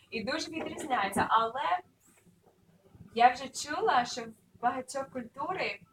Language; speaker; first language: Ukrainian; early bilingual, other home language; English